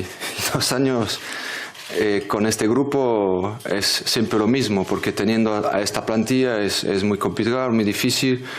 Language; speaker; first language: Spanish; non-native, fluent; French